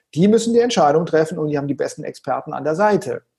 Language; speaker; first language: German; native; German